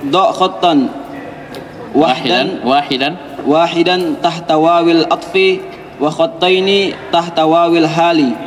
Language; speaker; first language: Arabic; non-native, learner; Indonesian